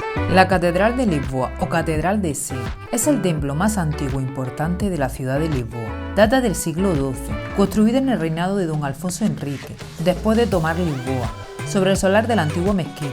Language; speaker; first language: Spanish; native; Spanish